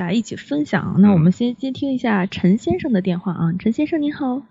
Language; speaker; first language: Chinese; native; Chinese